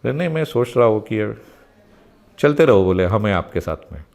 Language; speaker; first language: Hindi; non-native, local second language; Marathi